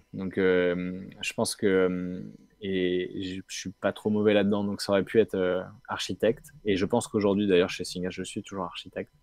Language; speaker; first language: French; native; French